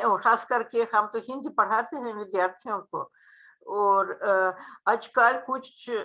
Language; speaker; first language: Hindi; non-native, fluent; Russian